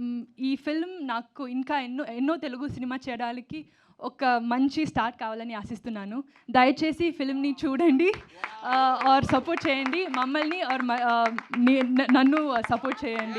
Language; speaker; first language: Telugu; non-native, learner; Tamil